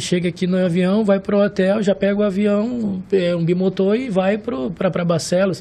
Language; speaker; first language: Portuguese; native; Portuguese